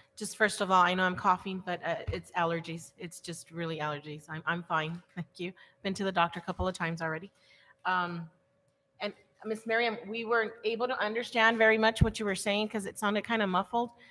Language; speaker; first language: English; early bilingual, other home language; Spanish